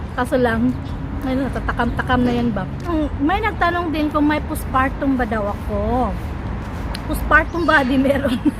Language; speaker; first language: Filipino; native; Filipino